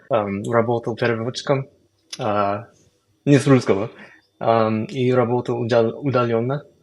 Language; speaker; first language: Russian; non-native, fluent; English